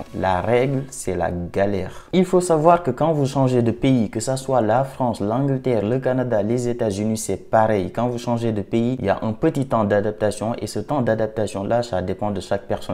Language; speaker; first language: French; non-native, local second language; Wolof